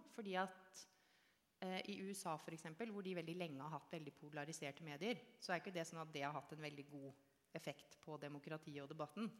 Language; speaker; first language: Norwegian; native; Norwegian